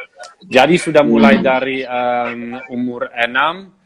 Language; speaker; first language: Indonesian; non-native, fluent; Dutch